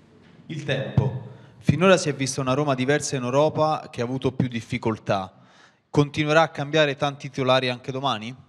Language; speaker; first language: Italian; native; Italian